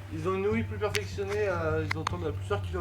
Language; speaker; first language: French; native; French